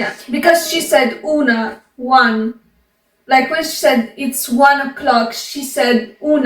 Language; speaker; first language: English; non-native, fluent; Arabic